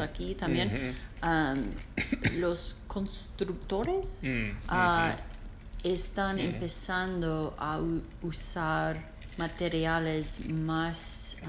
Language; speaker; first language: Spanish; non-native, learner; English